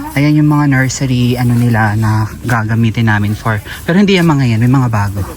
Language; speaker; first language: Filipino; native; Filipino